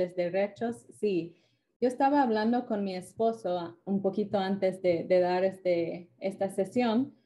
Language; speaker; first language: Spanish; non-native, fluent; English